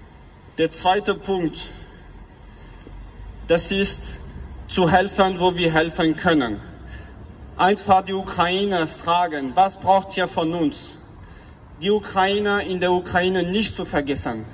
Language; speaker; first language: German; non-native, fluent; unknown